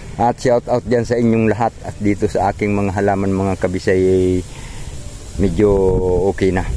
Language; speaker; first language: Filipino; native; Filipino